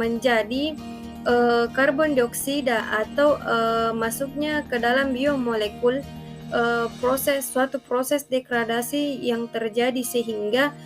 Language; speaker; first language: Indonesian; native; Indonesian